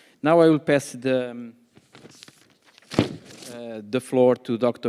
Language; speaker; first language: English; non-native, fluent; Portuguese